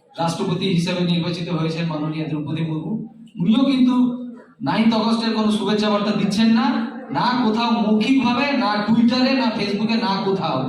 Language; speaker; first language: Bangla; native; Bangla